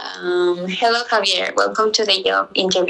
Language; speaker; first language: English; non-native, learner; Spanish